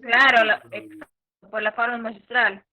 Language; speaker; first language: Spanish; native; Spanish